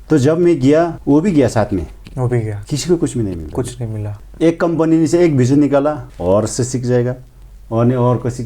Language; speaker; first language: Hindi; non-native, fluent; Sherpa